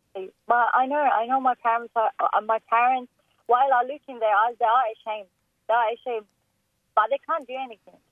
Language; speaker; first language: English; non-native, fluent; Persian